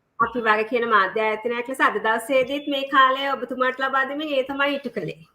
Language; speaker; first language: Sinhala; native; Sinhala